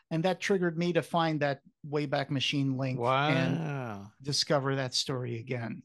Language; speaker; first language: English; non-native, fluent; Portuguese